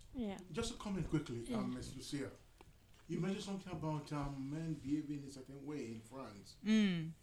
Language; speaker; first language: English; non-native, local second language; Yoruba